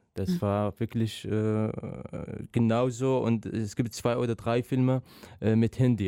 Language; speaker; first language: German; non-native, learner; Arabic